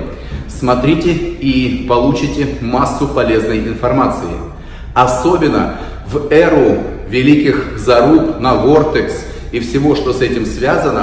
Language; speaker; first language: Russian; native; Russian